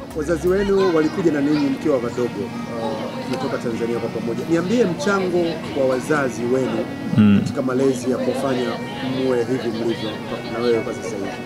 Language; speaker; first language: Swahili; native; Swahili